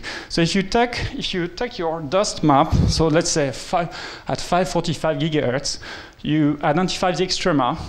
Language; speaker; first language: English; non-native, fluent; French